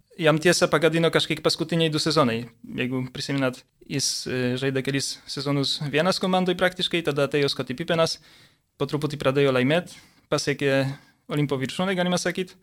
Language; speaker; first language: Lithuanian; early bilingual, heritage; Lithuanian